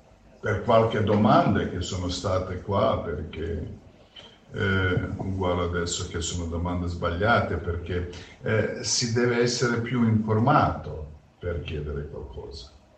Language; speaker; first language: Italian; non-native, fluent; Croatian